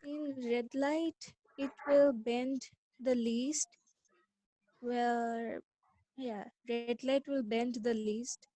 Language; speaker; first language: English; non-native, local second language; Bangla